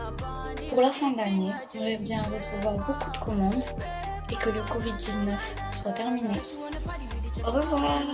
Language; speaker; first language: French; non-native, local second language; Arabic